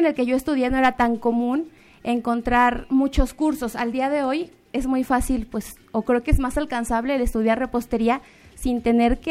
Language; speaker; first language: Spanish; native; Spanish